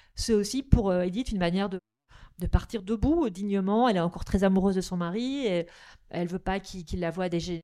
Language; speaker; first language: French; native; French